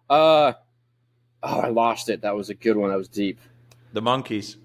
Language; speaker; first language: English; native; English